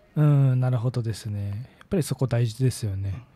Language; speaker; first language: Japanese; native; Japanese